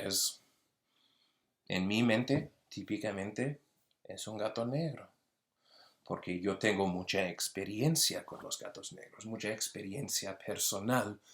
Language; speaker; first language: Spanish; early bilingual, heritage; Spanish